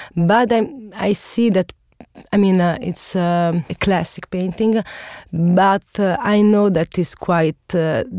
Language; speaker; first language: English; non-native, learner; Italian